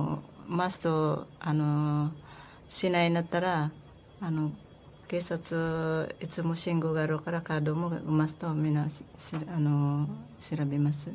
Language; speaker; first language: Japanese; non-native, learner; Filipino